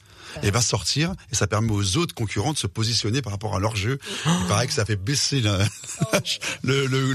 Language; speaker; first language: French; native; French